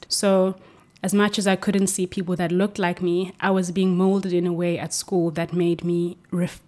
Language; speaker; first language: English; non-native, local second language; Xhosa